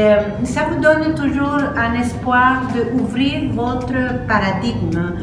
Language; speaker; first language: French; non-native, fluent; Spanish